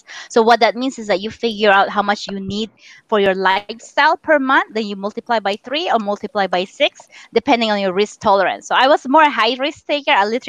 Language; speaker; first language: English; non-native, local second language; Min Nan Chinese